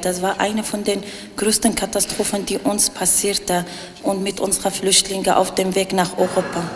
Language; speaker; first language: German; non-native, learner; Arabic